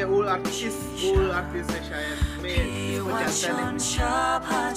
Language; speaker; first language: Hindi; non-native, local second language; Khasi